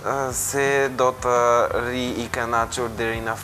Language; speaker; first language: Albanian; non-native, fluent; Bulgarian